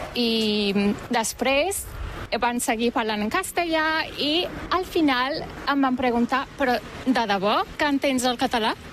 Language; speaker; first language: Catalan; non-native, fluent; Turkish